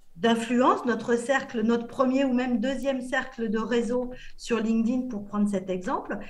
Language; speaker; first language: French; native; French